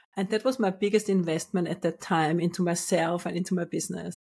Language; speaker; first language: English; non-native, fluent; German